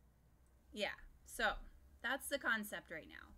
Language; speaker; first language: English; native; English